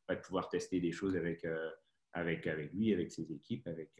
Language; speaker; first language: French; native; French